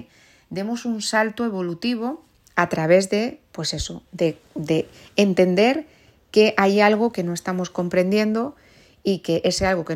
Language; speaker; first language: Spanish; native; Spanish